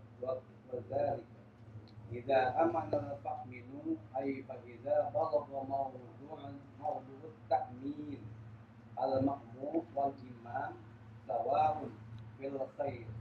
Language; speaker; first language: Arabic; non-native, fluent; Indonesian